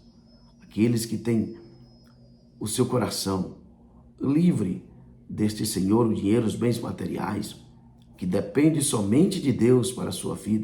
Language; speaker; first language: Portuguese; native; Portuguese